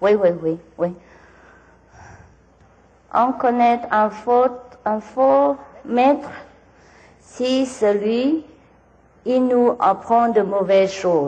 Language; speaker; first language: French; non-native, learner; Vietnamese